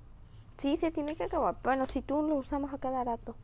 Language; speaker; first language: Spanish; native; Spanish